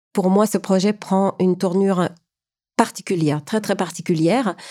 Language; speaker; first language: French; non-native, fluent; Ukrainian